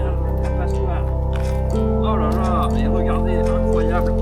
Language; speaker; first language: French; native; French